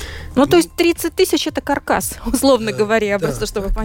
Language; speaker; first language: Russian; native; Russian